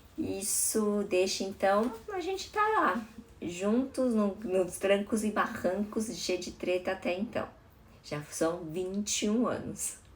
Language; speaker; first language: Portuguese; early bilingual, other home language; Chinese